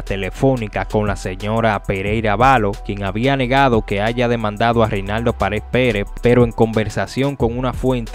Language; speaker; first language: Spanish; native; Spanish